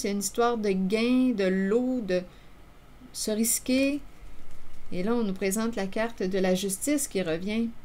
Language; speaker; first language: French; native; French